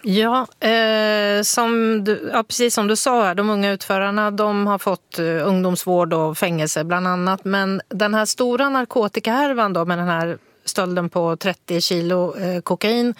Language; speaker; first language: Swedish; native; Swedish